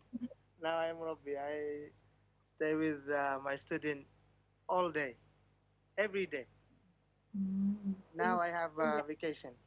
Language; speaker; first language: English; non-native, learner; Malay